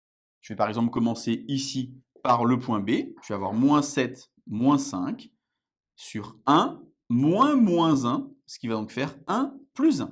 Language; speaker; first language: French; native; French